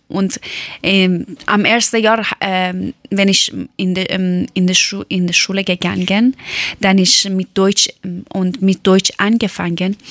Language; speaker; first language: German; non-native, learner; Persian